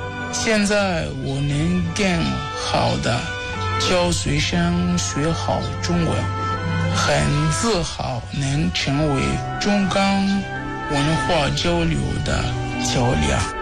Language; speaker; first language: Chinese; non-native, fluent; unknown